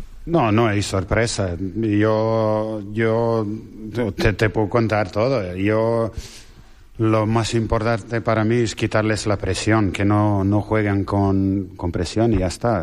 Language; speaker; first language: Spanish; non-native, fluent; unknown